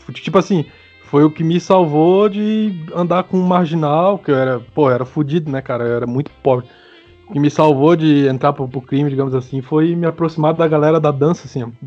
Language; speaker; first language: Portuguese; native; Portuguese